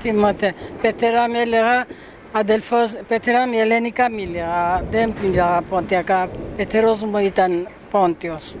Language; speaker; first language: Greek; early bilingual, heritage; Greek